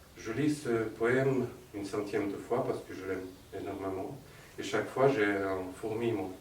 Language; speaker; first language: French; non-native, fluent; Russian